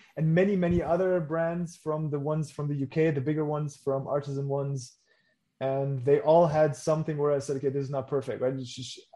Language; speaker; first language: English; non-native, fluent; German